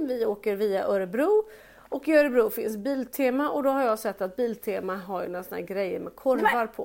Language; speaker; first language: Swedish; native; Swedish